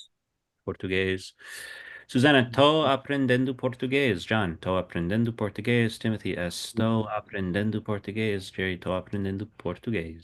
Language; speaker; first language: Portuguese; non-native, learner; English